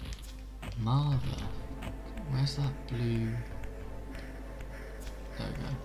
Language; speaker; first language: English; native; English